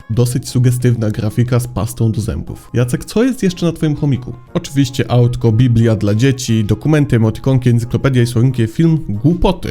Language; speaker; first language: Polish; native; Polish